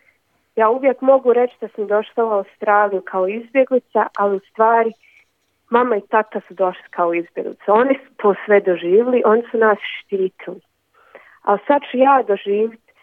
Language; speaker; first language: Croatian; early bilingual, other home language; Bosnian